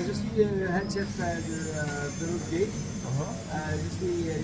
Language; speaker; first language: French; non-native, local second language; Arabic